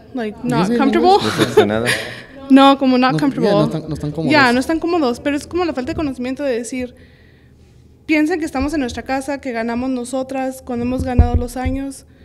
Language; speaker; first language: Spanish; early bilingual, heritage; Spanish